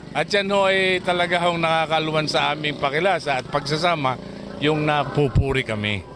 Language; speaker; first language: Filipino; native; Filipino